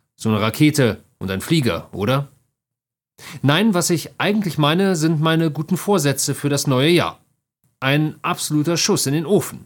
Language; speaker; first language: German; native; German